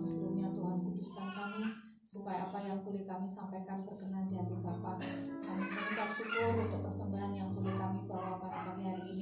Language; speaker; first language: Indonesian; non-native, local second language; Javanese